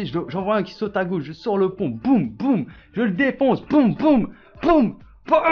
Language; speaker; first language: French; native; French